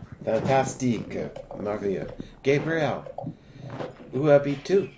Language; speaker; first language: French; non-native, learner; English